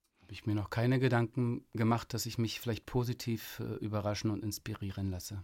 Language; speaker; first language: German; native; German